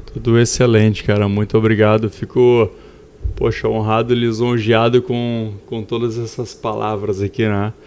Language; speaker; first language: Portuguese; native; Portuguese